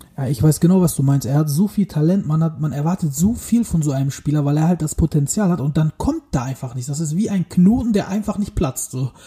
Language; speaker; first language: German; early bilingual, other home language; Turkish